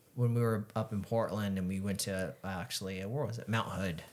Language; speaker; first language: English; native; English